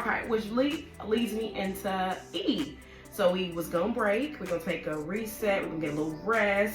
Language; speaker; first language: English; native; English